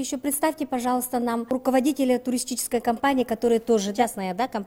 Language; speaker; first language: Russian; native; Russian